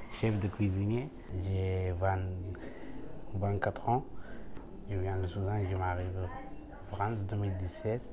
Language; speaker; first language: French; non-native, learner; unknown